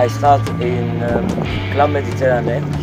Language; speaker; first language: English; non-native, learner; Greek